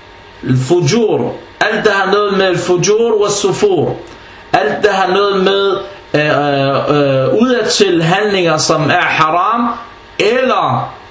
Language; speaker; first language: Danish; early bilingual, other home language; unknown